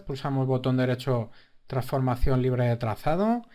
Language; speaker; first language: Spanish; native; Spanish